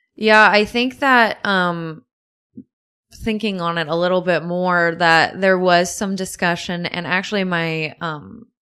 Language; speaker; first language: English; native; English